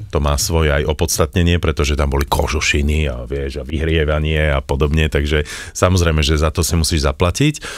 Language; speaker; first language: Slovak; native; Slovak